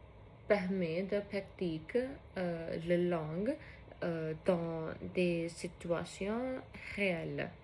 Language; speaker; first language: French; non-native, learner; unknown